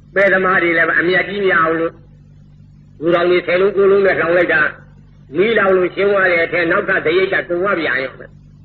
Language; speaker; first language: Burmese; native; Burmese